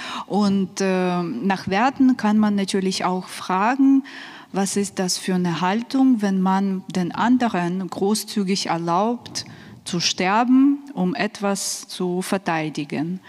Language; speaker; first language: German; non-native, fluent; Ukrainian